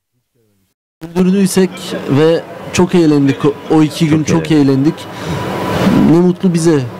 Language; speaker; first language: Turkish; early bilingual, heritage; Turkish